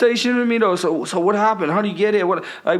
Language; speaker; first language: English; native; English